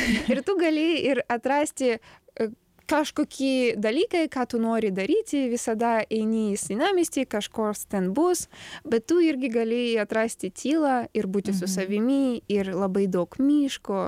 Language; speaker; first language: Lithuanian; non-native, learner; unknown